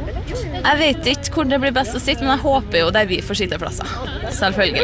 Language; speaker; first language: Norwegian; native; Norwegian